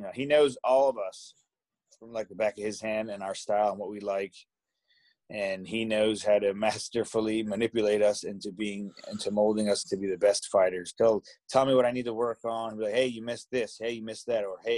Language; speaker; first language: English; native; English